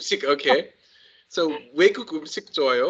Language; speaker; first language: Korean; non-native, learner; English